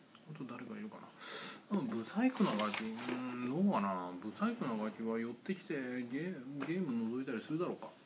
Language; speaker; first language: Japanese; native; Japanese